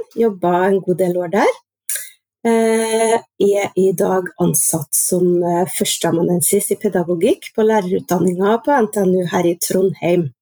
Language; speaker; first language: Norwegian; native; Norwegian